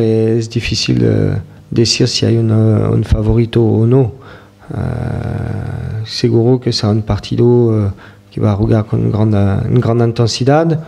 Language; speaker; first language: Spanish; non-native, fluent; French